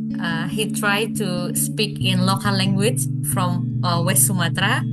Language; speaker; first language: English; non-native, learner; Indonesian